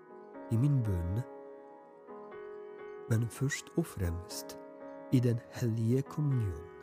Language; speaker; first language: Norwegian; non-native, fluent; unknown